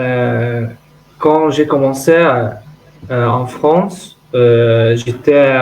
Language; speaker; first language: French; non-native, learner; Arabic